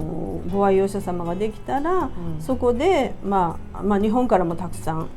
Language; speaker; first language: Japanese; native; Japanese